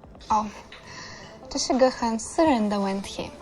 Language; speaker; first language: Chinese; non-native, fluent; Russian